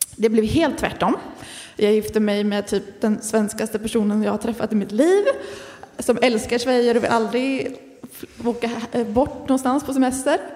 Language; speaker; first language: Swedish; native; Swedish